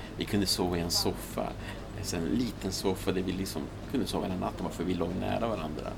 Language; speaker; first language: Swedish; early bilingual, other home language; Spanish